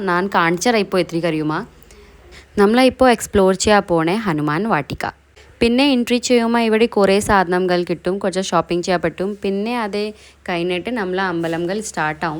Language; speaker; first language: Malayalam; non-native, learner; Hindi